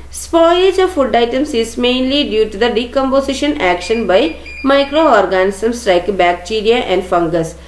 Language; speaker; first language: English; non-native, local second language; Malayalam